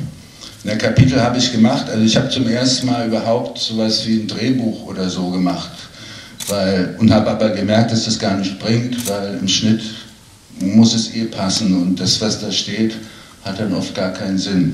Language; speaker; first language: German; native; German